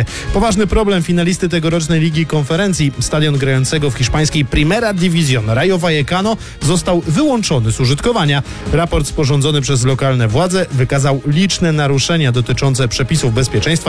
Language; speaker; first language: Polish; native; Polish